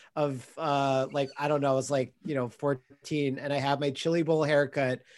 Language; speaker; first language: English; native; English